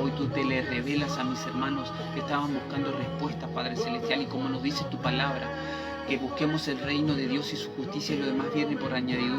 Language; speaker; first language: Spanish; native; Spanish